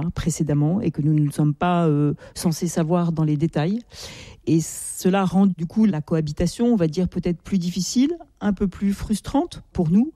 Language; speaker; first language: French; native; French